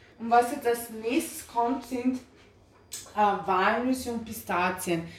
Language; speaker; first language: German; early bilingual, other home language; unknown